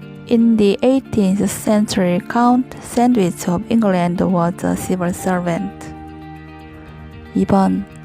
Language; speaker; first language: English; non-native, learner; Korean